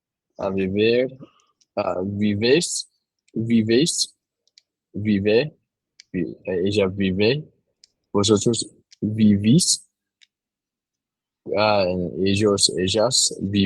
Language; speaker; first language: Spanish; non-native, learner; English